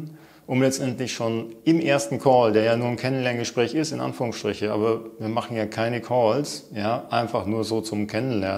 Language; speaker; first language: German; native; German